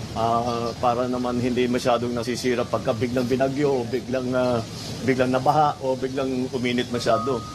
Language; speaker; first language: Filipino; native; Filipino